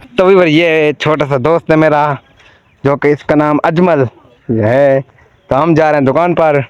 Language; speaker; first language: Urdu; non-native, local second language; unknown